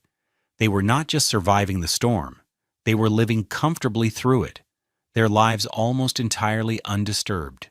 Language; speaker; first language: English; native; English